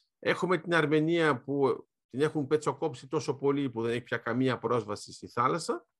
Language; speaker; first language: Greek; early bilingual, heritage; Greek